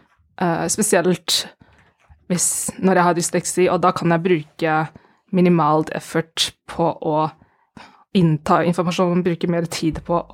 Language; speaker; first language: Norwegian; non-native, fluent; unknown